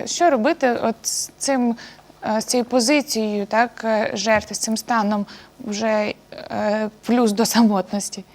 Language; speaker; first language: Ukrainian; native; Ukrainian